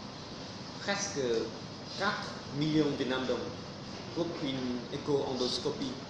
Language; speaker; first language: French; non-native, fluent; Vietnamese